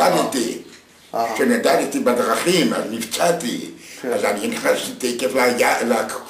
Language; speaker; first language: Hebrew; non-native, fluent; Yiddish